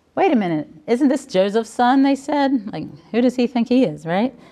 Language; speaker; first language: English; native; English